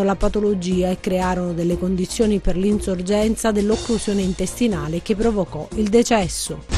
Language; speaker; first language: Italian; native; Italian